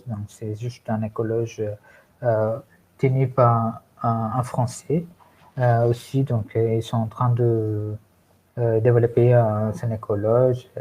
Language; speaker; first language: French; non-native, fluent; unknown